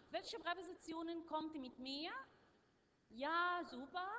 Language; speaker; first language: German; non-native, learner; Arabic